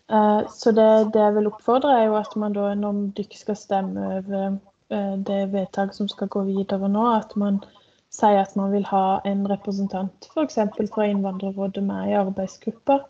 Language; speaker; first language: Norwegian; native; Norwegian